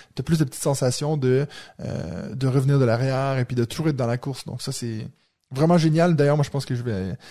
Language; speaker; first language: French; native; French